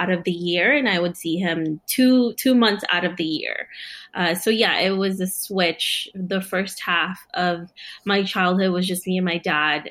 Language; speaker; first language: English; early bilingual, other home language; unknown